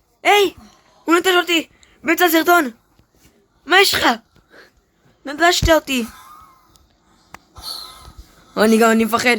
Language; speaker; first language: Hebrew; native; Hebrew